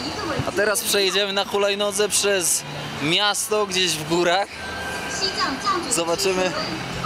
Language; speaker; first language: Polish; native; Polish